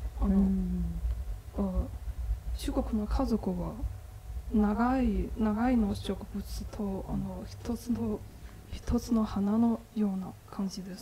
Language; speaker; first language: Japanese; non-native, learner; Chinese